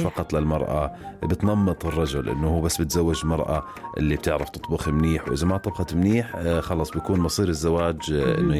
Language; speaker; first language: Arabic; native; Arabic